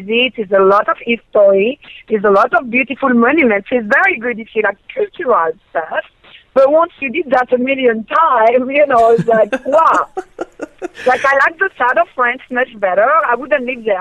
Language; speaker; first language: English; non-native, fluent; French